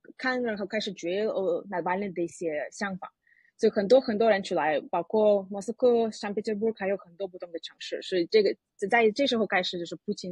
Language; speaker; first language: Chinese; non-native, fluent; Russian